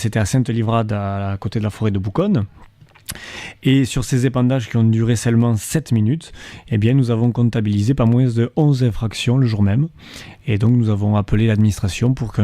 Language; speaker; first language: French; native; French